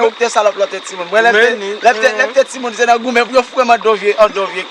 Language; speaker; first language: Haitian Creole; native; Haitian Creole